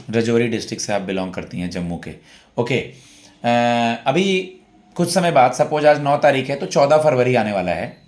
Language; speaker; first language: Hindi; native; Hindi